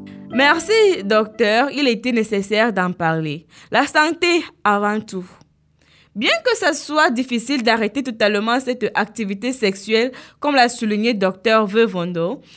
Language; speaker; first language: French; non-native, local second language; Fula